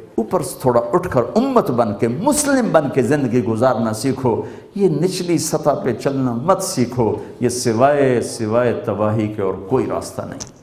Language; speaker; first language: Urdu; non-native, local second language; Punjabi